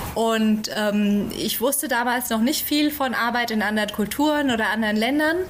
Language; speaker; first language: German; native; German